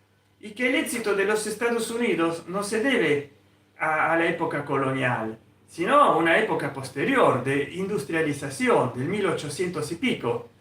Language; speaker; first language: Spanish; non-native, fluent; Italian